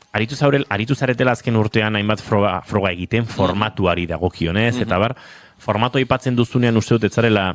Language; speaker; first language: Basque; native; Basque